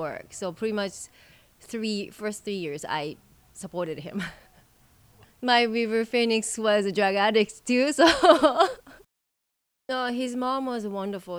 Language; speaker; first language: English; non-native, fluent; Japanese